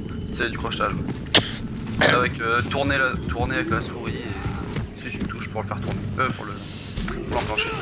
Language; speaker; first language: French; native; French